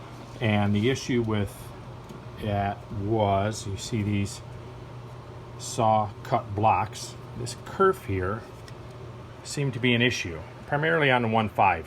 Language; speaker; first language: English; native; English